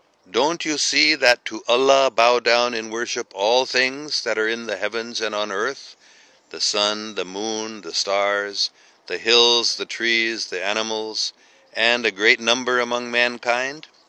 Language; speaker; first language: English; native; English